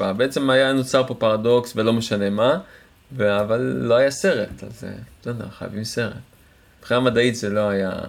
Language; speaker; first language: Hebrew; native; Hebrew